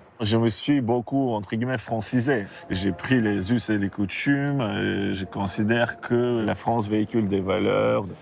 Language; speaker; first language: French; non-native, fluent; Macedonian